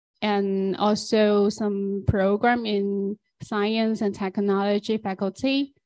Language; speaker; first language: English; non-native, fluent; Chinese